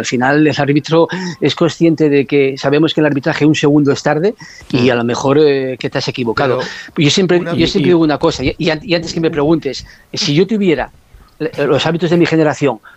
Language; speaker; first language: Spanish; native; Spanish